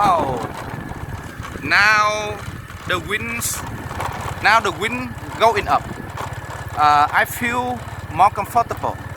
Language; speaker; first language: English; non-native, learner; Vietnamese